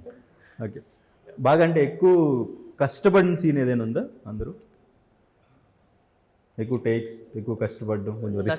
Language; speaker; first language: Telugu; native; Telugu